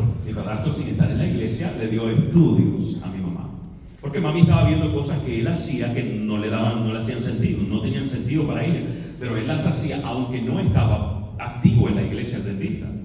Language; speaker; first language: Spanish; native; Spanish